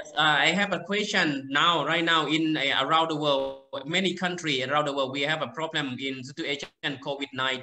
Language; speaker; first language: English; non-native, learner; Thai